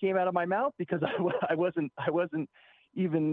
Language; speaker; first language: English; native; English